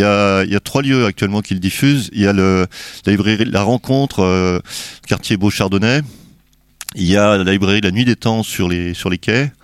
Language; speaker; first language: French; native; French